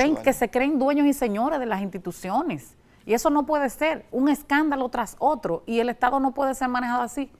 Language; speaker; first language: Spanish; native; Spanish